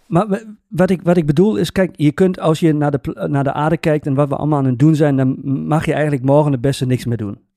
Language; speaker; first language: Dutch; native; Dutch